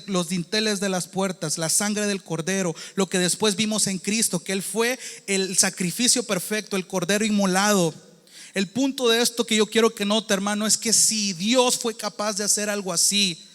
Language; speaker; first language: Spanish; native; Spanish